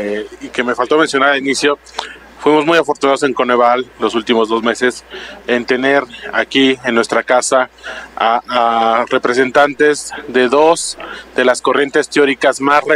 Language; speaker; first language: Spanish; native; Spanish